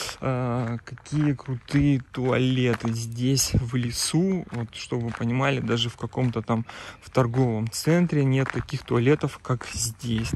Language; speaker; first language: Russian; native; Russian